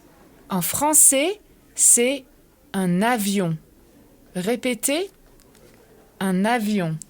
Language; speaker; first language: French; non-native, fluent; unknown